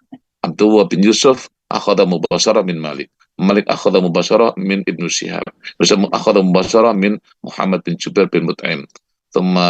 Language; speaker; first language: Arabic; non-native, fluent; Indonesian